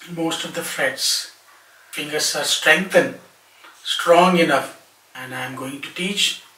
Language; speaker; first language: English; non-native, local second language; Telugu